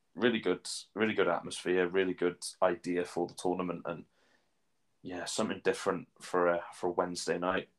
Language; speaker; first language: English; native; English